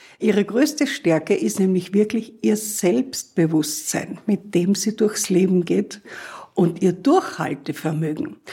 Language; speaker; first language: German; native; German